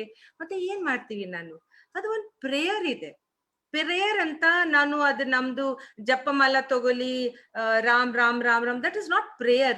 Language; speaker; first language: Kannada; non-native, learner; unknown